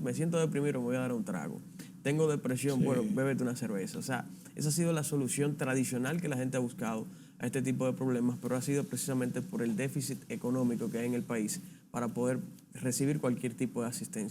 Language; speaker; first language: Spanish; native; Spanish